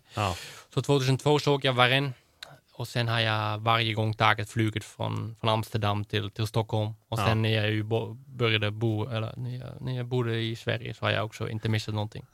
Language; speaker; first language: Swedish; non-native, fluent; Dutch